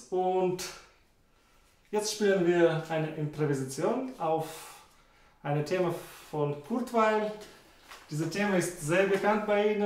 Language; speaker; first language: German; non-native, fluent; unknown